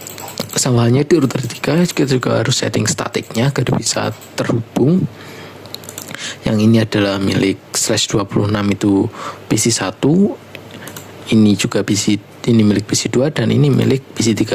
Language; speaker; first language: Indonesian; native; Indonesian